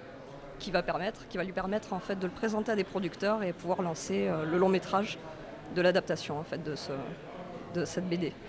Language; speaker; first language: French; native; French